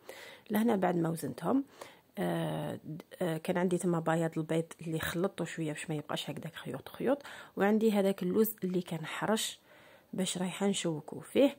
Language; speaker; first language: Arabic; native; Arabic